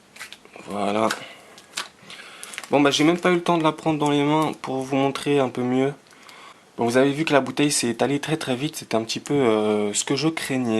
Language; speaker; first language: French; native; French